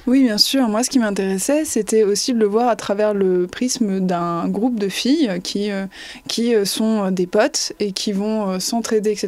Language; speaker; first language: French; native; French